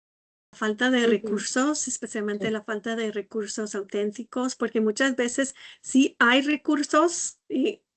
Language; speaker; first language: Spanish; non-native, fluent; English